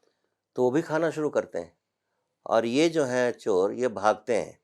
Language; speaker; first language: Hindi; native; Hindi